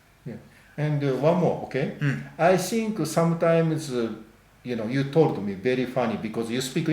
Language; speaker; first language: English; non-native, learner; Japanese